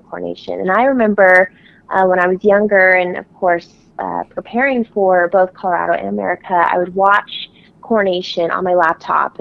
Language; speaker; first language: English; native; English